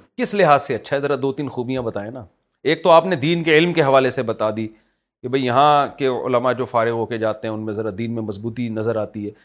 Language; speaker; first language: Urdu; native; Urdu